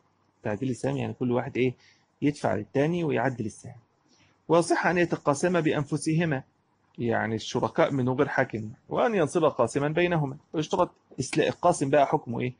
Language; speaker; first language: Arabic; native; Arabic